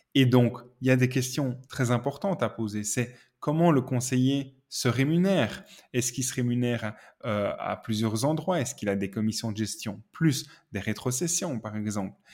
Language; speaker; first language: French; native; French